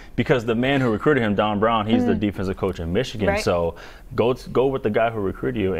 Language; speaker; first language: English; native; English